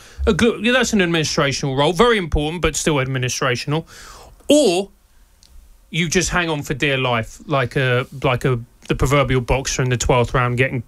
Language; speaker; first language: English; non-native, local second language; Spanish